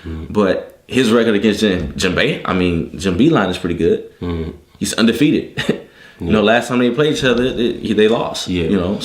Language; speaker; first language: English; native; English